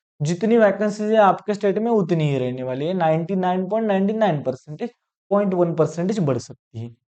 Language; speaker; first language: Hindi; non-native, local second language; Marathi